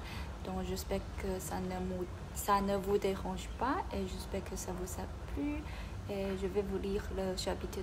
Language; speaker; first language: French; non-native, learner; Chinese